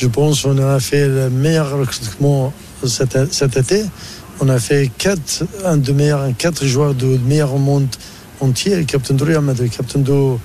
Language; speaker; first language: French; non-native, learner; Arabic